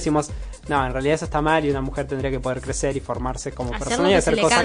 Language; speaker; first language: Spanish; native; Spanish